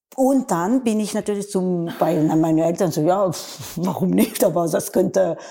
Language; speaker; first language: German; non-native, learner; French